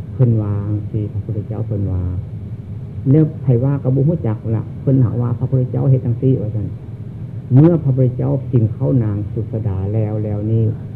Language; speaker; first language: Thai; native; Thai